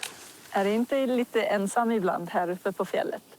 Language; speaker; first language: Swedish; non-native, learner; English